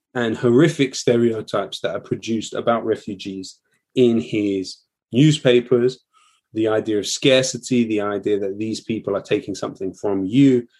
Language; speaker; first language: English; native; English